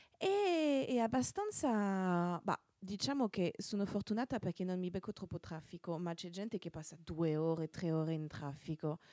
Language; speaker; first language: Italian; non-native, fluent; French